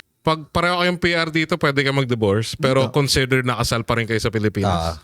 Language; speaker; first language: Filipino; native; Filipino